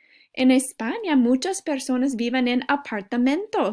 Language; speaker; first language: Spanish; non-native, fluent; English